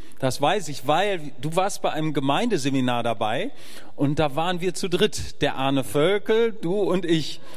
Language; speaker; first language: German; native; German